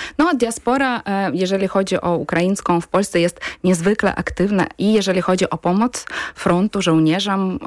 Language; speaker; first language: Polish; non-native, fluent; Ukrainian